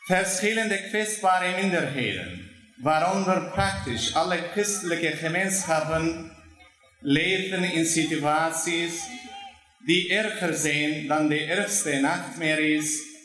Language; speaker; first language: Dutch; non-native, fluent; Turoyo